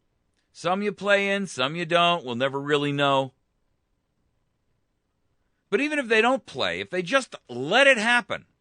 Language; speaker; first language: English; native; English